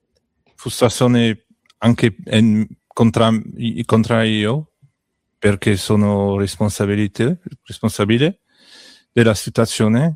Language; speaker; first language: Italian; non-native, learner; French